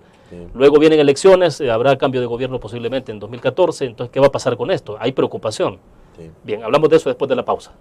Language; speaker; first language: Spanish; native; Spanish